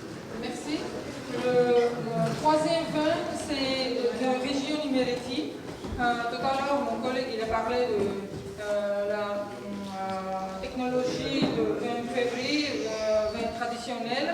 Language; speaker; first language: French; non-native, fluent; Georgian